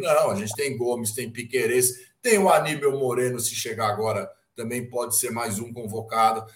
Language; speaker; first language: Portuguese; native; Portuguese